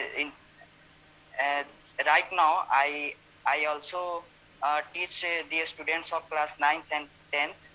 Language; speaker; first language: English; non-native, learner; Hindi